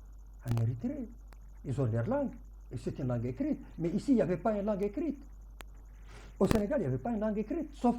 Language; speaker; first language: French; non-native, local second language; Arabic